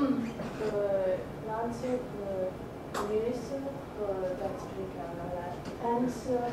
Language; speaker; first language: Chinese; non-native, learner; English